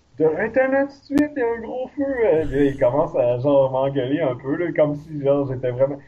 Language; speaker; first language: French; native; French